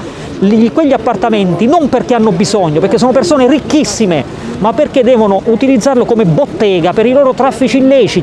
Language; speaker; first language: Italian; native; Italian